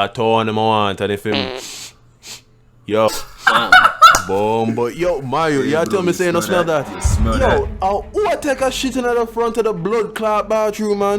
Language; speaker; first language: English; native; English